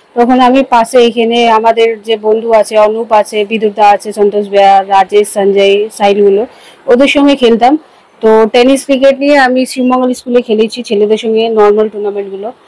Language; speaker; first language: Bangla; non-native, local second language; Hindi